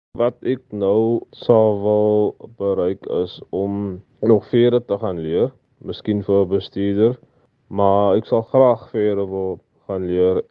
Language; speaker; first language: Afrikaans; native; Afrikaans